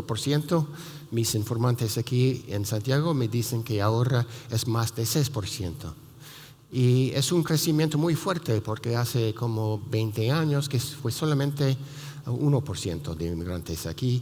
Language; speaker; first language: Spanish; non-native, fluent; English